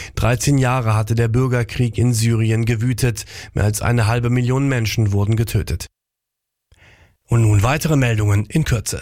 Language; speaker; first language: German; native; German